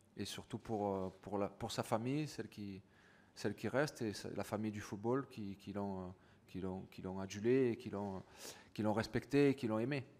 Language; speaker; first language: French; native; French